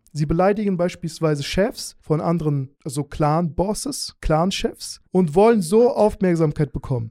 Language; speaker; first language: German; early bilingual, other home language; Russian